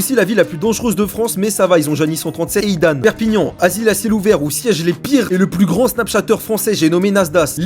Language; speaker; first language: French; native; French